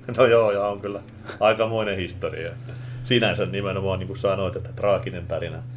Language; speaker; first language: Finnish; native; Finnish